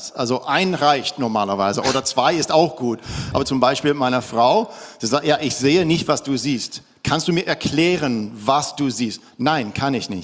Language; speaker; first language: German; non-native, fluent; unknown